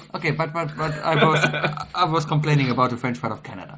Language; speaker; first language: English; non-native, fluent; German